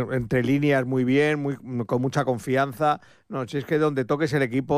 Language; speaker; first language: Spanish; native; Spanish